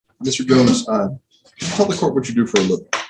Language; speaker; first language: English; native; English